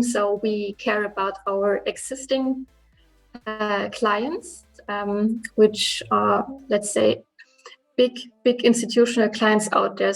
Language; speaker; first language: English; non-native, fluent; German